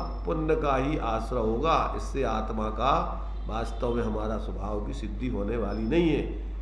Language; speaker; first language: Hindi; native; Hindi